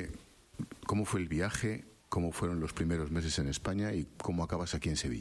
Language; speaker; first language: Spanish; native; Spanish